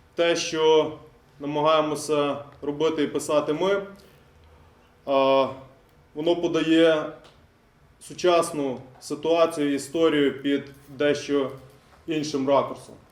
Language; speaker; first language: Ukrainian; native; Ukrainian